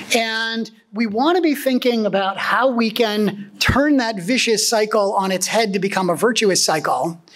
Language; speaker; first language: English; native; English